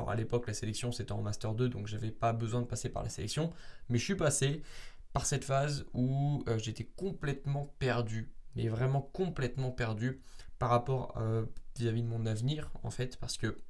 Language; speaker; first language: French; native; French